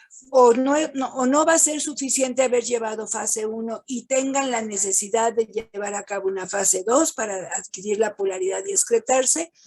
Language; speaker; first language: Spanish; native; Spanish